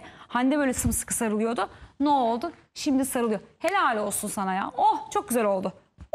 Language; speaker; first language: Turkish; native; Turkish